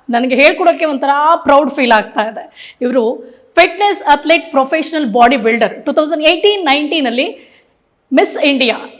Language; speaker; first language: Kannada; native; Kannada